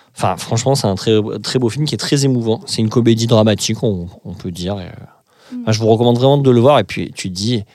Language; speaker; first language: French; native; French